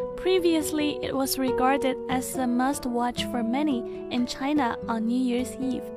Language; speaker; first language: English; non-native, fluent; Chinese